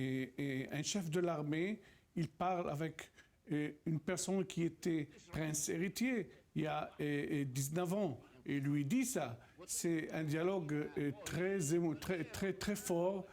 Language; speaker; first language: French; non-native, fluent; Arabic